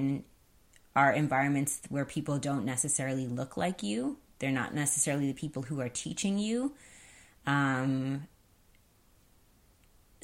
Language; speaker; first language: English; native; English